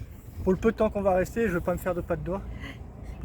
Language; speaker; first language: French; native; French